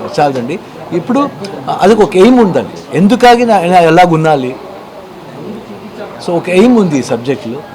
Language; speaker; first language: Telugu; non-native, learner; Kannada